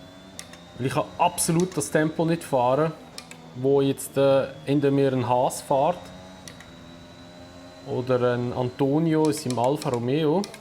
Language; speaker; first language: German; native; German